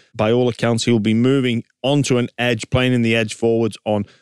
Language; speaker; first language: English; native; English